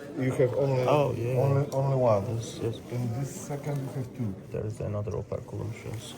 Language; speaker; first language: English; non-native, learner; Polish